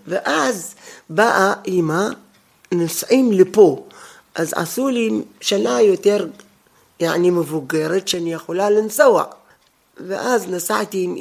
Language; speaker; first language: Hebrew; non-native, fluent; Arabic